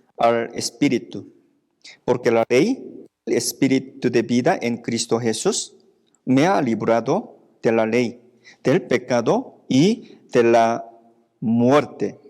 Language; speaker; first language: Spanish; non-native, fluent; Korean